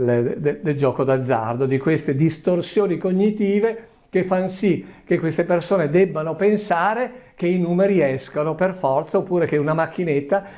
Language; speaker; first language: Italian; native; Italian